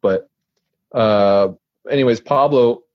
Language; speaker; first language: English; native; English